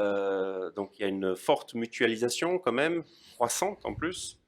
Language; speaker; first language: French; native; French